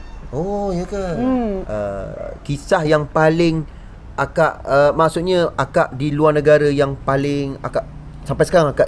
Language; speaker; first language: Malay; native; Malay